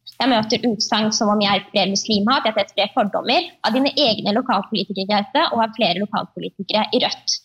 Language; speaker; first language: Norwegian; early bilingual, other home language; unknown